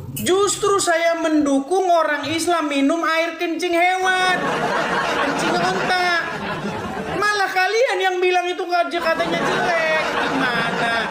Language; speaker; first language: Indonesian; non-native, local second language; Madurese